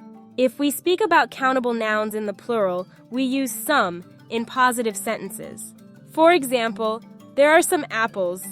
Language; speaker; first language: English; non-native, fluent; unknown